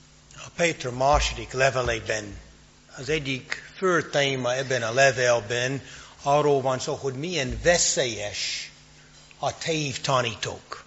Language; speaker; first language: Hungarian; non-native, fluent; English